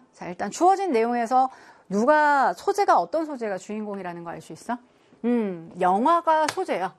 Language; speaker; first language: Korean; native; Korean